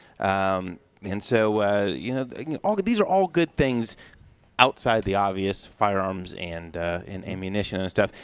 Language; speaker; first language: English; native; English